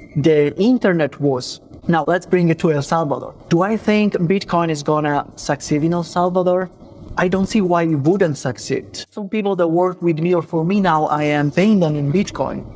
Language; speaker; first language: English; non-native, fluent; Italian